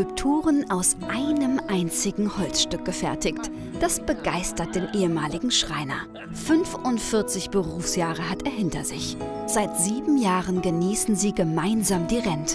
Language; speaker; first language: German; native; German